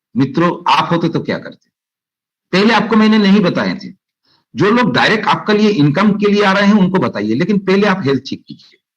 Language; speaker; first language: Hindi; non-native, local second language; Bangla